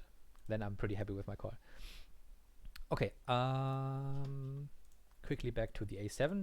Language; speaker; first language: English; non-native, fluent; German